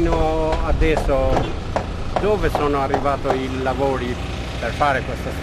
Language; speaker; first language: Italian; non-native, learner; Albanian